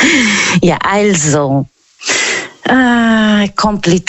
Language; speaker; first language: German; non-native, learner; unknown